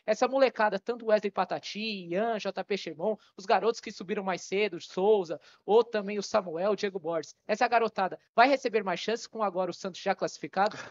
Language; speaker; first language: Portuguese; native; Portuguese